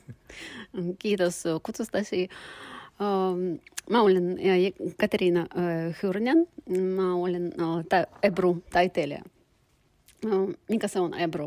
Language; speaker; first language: Finnish; non-native, learner; Turkish